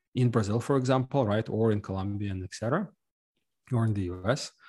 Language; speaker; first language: English; non-native, fluent; Russian